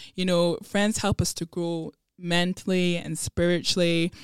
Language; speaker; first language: English; non-native, local second language; Akan